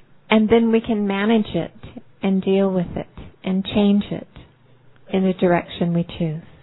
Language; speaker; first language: English; native; English